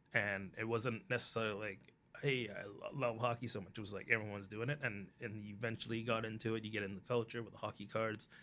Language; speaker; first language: English; early bilingual, other home language; Cantonese